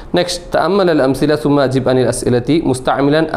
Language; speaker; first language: Arabic; non-native, fluent; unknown